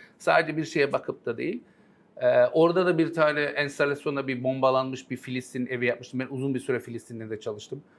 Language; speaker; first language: Turkish; early bilingual, heritage; Turkish